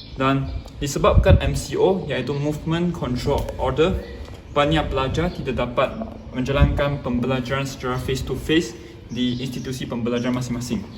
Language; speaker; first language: Malay; non-native, local second language; Chinese